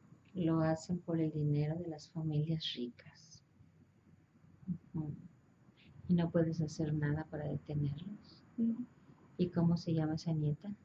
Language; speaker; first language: Spanish; native; Spanish